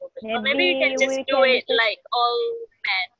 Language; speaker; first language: English; non-native, learner; Malay